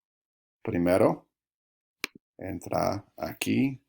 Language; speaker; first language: Spanish; non-native, learner; English